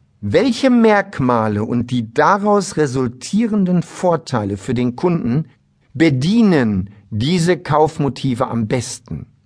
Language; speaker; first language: German; native; German